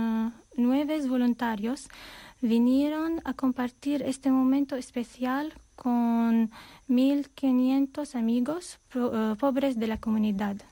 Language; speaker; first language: Spanish; non-native, fluent; Armenian